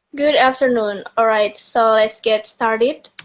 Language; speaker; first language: English; non-native, learner; Indonesian